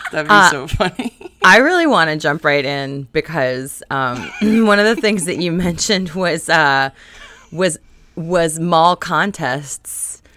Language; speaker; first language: English; native; English